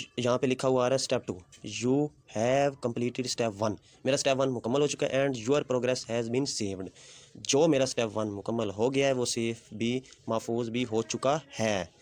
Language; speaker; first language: Urdu; non-native, local second language; Punjabi